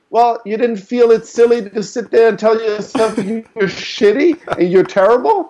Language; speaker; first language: English; early bilingual, other home language; German